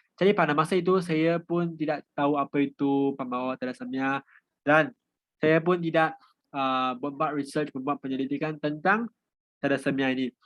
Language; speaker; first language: Malay; non-native, local second language; Chinese